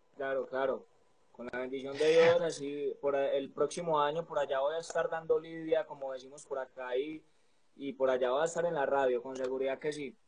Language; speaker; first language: Spanish; native; Spanish